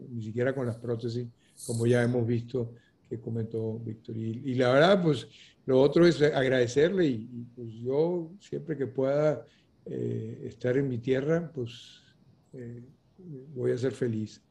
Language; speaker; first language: Spanish; native; Spanish